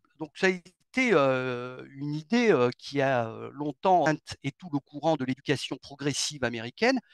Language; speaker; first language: French; native; French